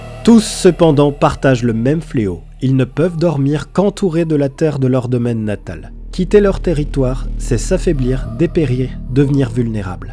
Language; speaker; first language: French; native; French